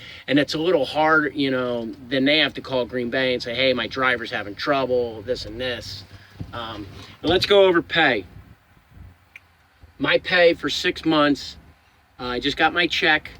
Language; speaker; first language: English; native; English